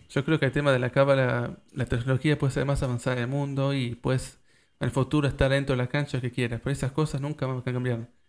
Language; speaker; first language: Spanish; early bilingual, heritage; Spanish